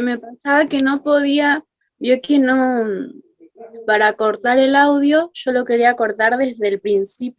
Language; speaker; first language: Spanish; native; Spanish